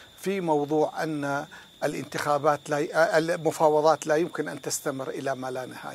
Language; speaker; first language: Arabic; non-native, fluent; Persian